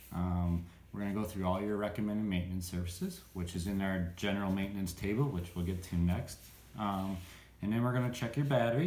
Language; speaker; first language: English; native; English